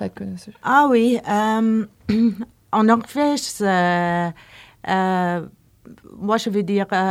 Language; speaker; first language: French; non-native, learner; Norwegian